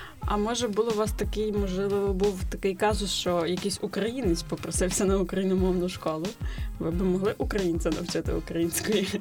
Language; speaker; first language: Ukrainian; native; Ukrainian